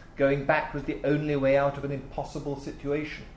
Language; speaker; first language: English; native; English